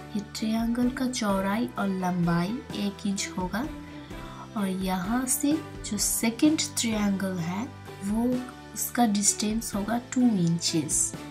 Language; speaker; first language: Hindi; non-native, local second language; Bangla